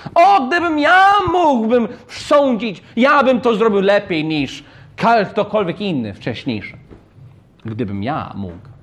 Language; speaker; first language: Polish; non-native, fluent; English